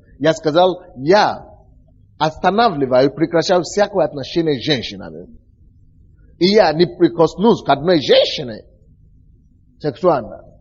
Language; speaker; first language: Russian; non-native, fluent; Yoruba